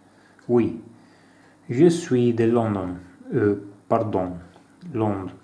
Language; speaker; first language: French; non-native, learner; Italian